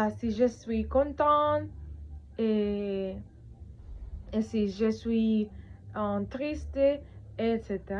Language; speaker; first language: French; non-native, learner; Spanish